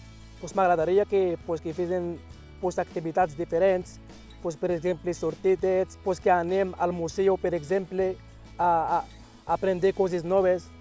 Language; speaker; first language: Catalan; early bilingual, other home language; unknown